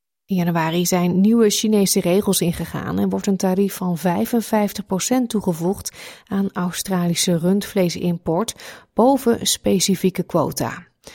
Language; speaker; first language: Dutch; native; Dutch